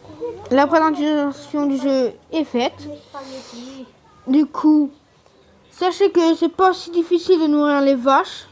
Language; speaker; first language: French; native; French